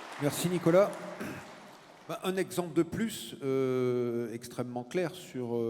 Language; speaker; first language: French; native; French